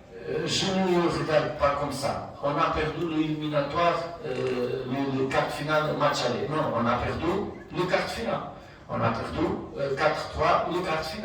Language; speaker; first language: French; non-native, fluent; Portuguese